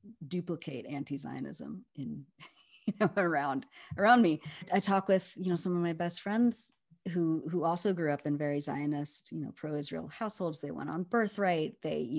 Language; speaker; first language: English; native; English